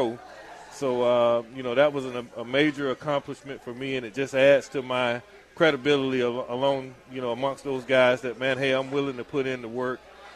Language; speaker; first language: English; native; English